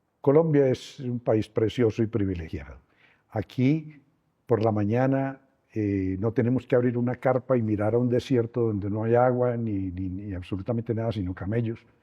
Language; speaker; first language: Spanish; native; Spanish